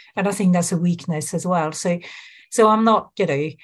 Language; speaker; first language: English; non-native, fluent; French